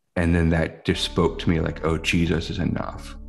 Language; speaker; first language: English; native; English